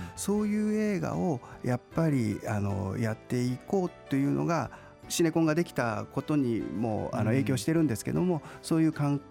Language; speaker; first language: Japanese; native; Japanese